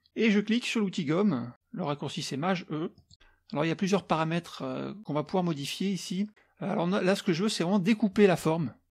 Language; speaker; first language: French; native; French